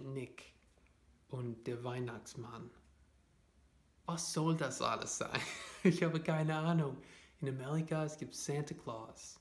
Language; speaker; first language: German; non-native, fluent; English